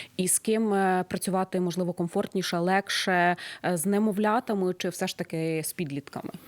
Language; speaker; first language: Ukrainian; native; Ukrainian